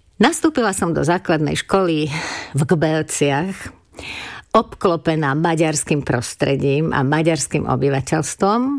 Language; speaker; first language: Slovak; non-native, local second language; Hungarian